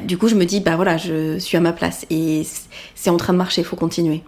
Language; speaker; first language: French; native; French